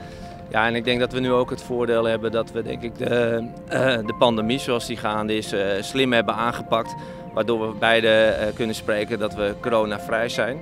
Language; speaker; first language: Dutch; native; Dutch